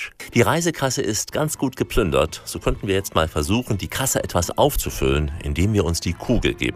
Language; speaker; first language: German; native; German